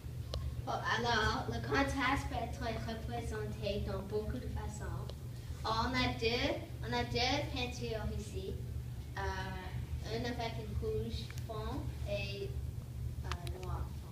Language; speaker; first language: French; non-native, learner; English